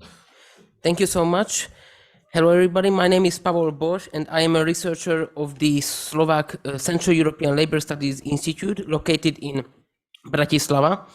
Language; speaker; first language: English; non-native, fluent; Slovak